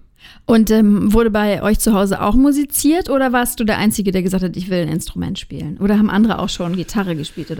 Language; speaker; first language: German; native; German